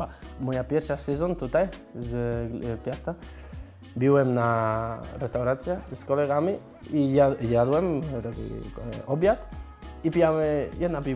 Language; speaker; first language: Polish; non-native, learner; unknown